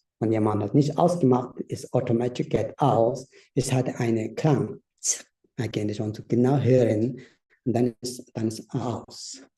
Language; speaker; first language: German; non-native, learner; Tibetan